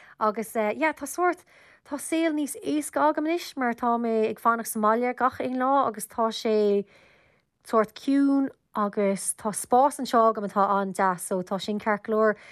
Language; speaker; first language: Irish; non-native, local second language; English